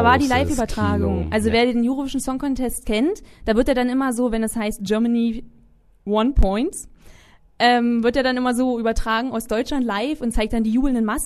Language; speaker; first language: German; native; German